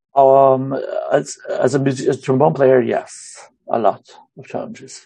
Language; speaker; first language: English; non-native, fluent; Romanian